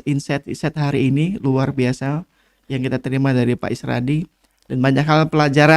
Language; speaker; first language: Indonesian; native; Indonesian